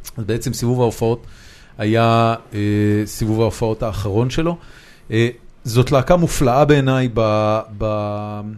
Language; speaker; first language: Hebrew; native; Hebrew